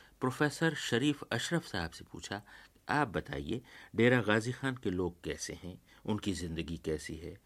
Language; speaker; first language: Urdu; native; Urdu